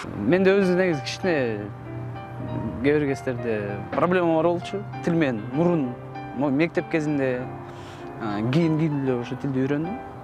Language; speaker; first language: Kyrgyz; native; Kyrgyz